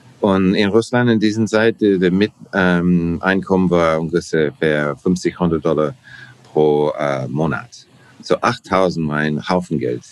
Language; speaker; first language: German; non-native, learner; English